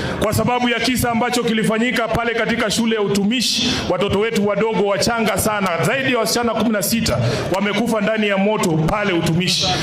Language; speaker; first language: Swahili; native; Swahili